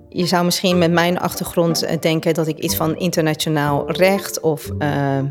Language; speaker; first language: Dutch; early bilingual, other home language; Persian